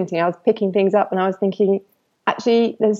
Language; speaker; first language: English; native; English